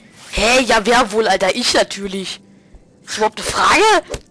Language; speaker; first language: German; native; German